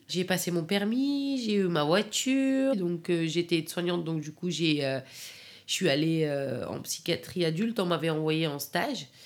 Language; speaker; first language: French; non-native, fluent; Persian